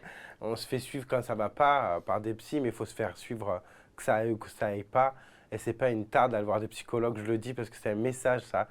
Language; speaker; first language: French; native; French